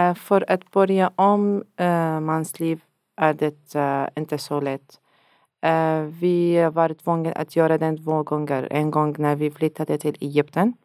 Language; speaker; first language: Swedish; non-native, learner; Arabic